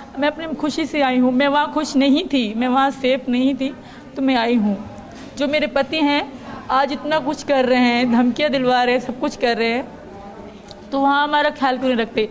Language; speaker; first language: Urdu; non-native, local second language; Sindhi